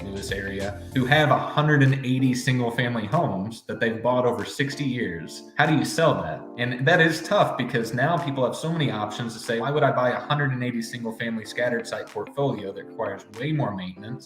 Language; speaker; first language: English; native; English